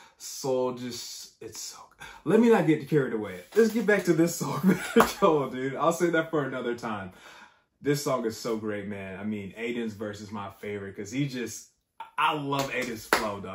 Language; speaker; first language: English; native; English